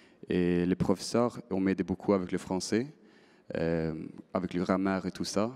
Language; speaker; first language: French; non-native, learner; Swedish